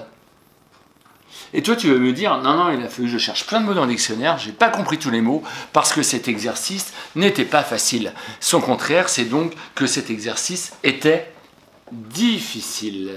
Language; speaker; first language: French; native; French